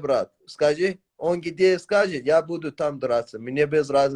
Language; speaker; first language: Russian; non-native, learner; Tajik